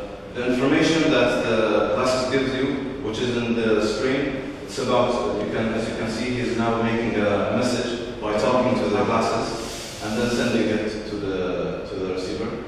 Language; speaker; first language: English; non-native, fluent; Arabic